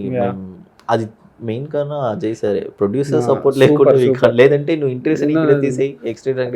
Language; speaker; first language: Telugu; early bilingual, heritage; Telugu